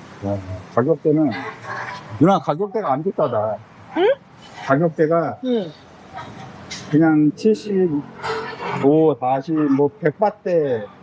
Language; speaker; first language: Korean; native; Korean